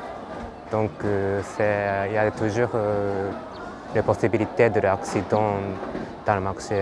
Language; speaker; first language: French; non-native, fluent; Japanese